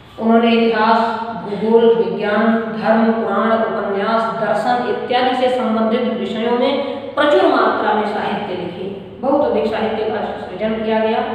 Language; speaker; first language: Hindi; native; Hindi